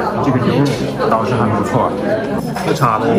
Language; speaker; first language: Chinese; non-native, fluent; German